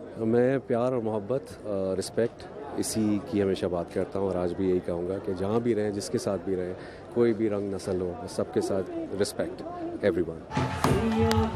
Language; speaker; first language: Urdu; native; Urdu